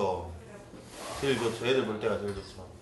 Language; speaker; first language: Korean; native; Korean